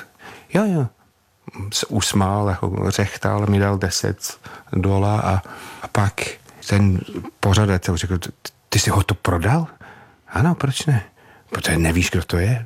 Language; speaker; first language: Czech; non-native, fluent; English